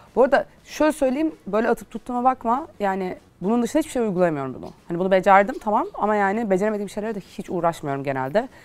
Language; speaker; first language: Turkish; native; Turkish